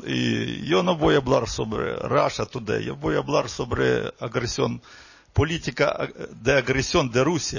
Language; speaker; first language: Spanish; non-native, fluent; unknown